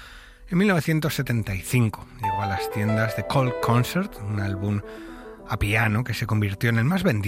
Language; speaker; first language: Spanish; native; Spanish